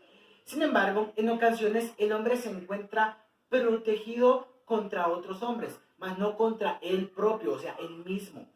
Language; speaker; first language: Spanish; native; Spanish